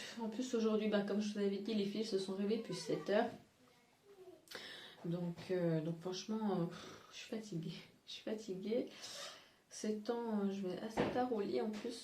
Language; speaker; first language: French; native; French